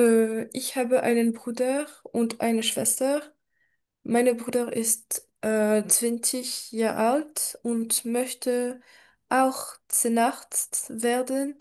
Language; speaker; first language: German; non-native, learner; French